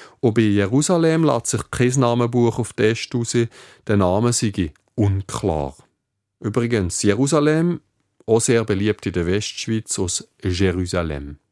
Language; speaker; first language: German; native; German